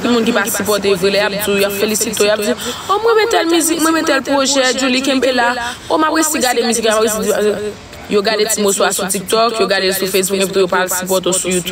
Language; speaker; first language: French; non-native, learner; Haitian Creole